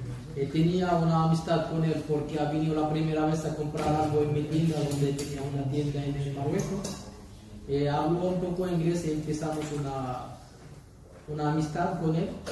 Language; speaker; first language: Spanish; non-native, learner; Arabic